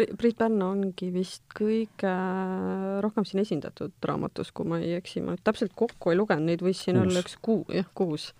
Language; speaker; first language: Estonian; native; Estonian